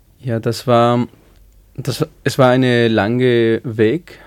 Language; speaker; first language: German; non-native, learner; Spanish